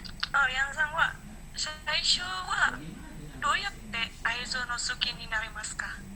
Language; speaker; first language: Japanese; non-native, learner; Indonesian